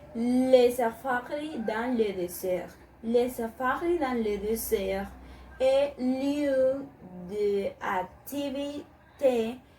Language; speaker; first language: French; non-native, learner; Spanish